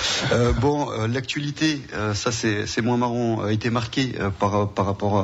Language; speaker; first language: French; native; French